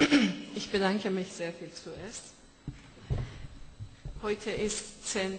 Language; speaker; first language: German; non-native, fluent; Persian